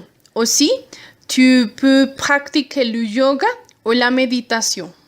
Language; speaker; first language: French; non-native, learner; Spanish